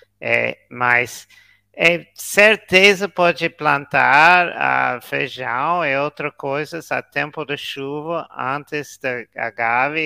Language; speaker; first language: Portuguese; non-native, learner; English